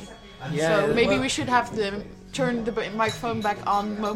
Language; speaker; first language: English; non-native, fluent; Dutch